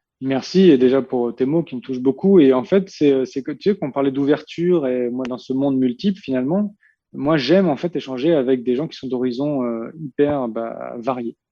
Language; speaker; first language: French; early bilingual, heritage; Portuguese